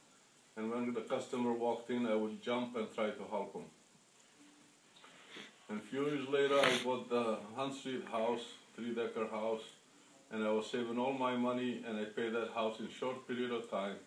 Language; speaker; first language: English; non-native, fluent; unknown